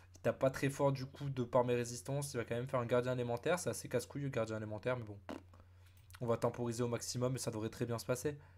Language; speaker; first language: French; native; French